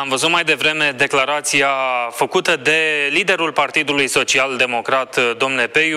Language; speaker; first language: Romanian; native; Romanian